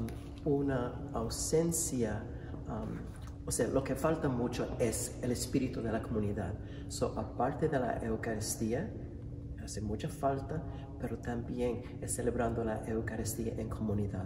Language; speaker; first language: Spanish; non-native, fluent; English